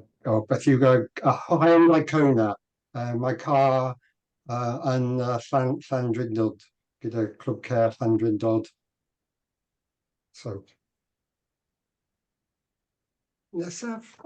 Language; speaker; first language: Welsh; non-native, learner; English